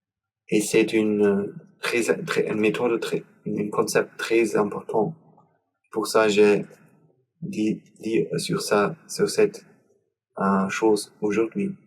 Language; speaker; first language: French; non-native, learner; German